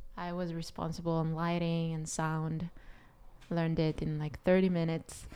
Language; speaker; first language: English; non-native, fluent; Hebrew